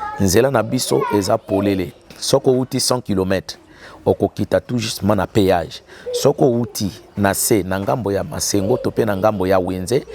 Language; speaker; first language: Lingala; native; Lingala